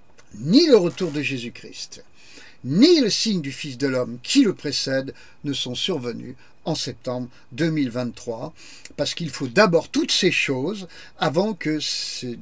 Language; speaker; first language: French; native; French